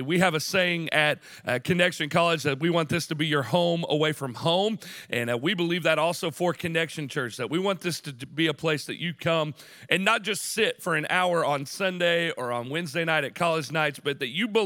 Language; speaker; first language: English; native; English